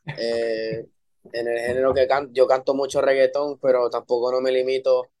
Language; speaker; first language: Spanish; early bilingual, heritage; Spanish